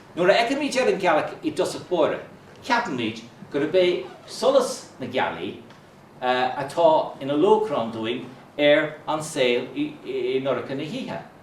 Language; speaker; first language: Irish; non-native, local second language; English